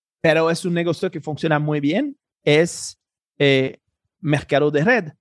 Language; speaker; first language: Spanish; non-native, fluent; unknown